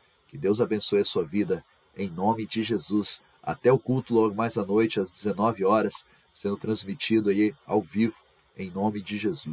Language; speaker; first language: Portuguese; native; Portuguese